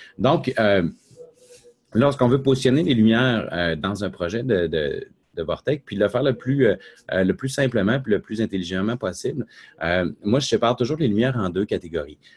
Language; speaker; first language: French; native; French